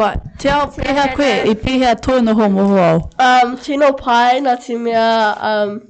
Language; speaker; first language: Māori; non-native, local second language; English